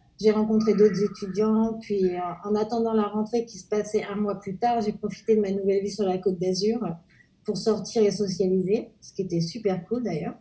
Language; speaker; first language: French; native; French